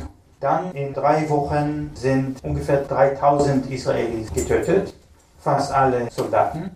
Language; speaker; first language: German; non-native, fluent; Hebrew